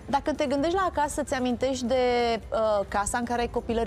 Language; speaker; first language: Romanian; native; Romanian